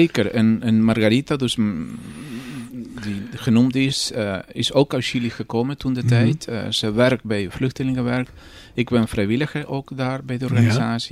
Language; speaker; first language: Dutch; non-native, fluent; Spanish